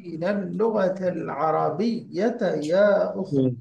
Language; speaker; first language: Arabic; non-native, learner; Bangla